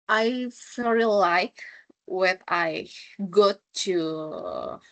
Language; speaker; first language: English; non-native, learner; Indonesian